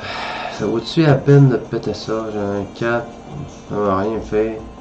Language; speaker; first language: French; native; French